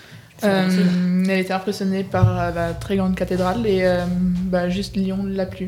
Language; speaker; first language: French; native; French